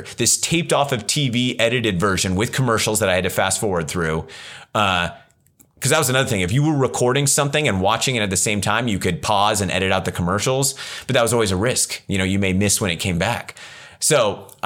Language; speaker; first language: English; native; English